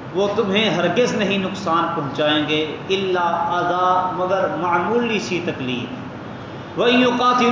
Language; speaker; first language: Urdu; non-native, local second language; Punjabi